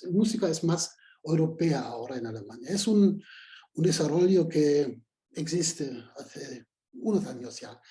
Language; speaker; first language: Spanish; non-native, fluent; German